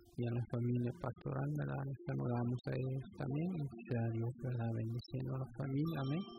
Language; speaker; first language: Spanish; native; Spanish